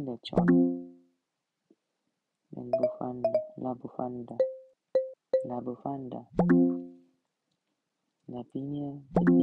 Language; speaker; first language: Spanish; non-native, learner; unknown